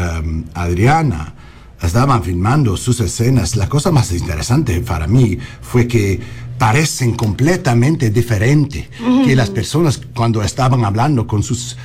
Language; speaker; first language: Spanish; non-native, learner; English